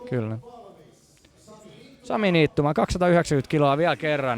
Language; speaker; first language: Finnish; native; Finnish